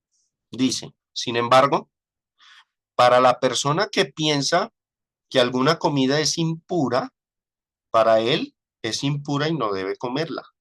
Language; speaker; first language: Spanish; native; Spanish